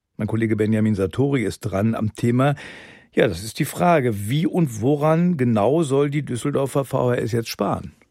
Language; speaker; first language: German; native; German